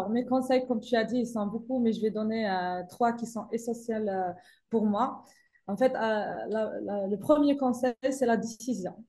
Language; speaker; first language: French; non-native, local second language; Arabic